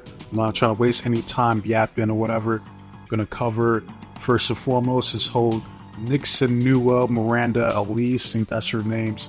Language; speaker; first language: English; native; English